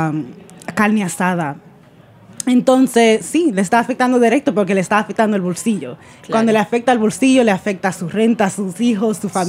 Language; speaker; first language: Spanish; early bilingual, heritage; Spanish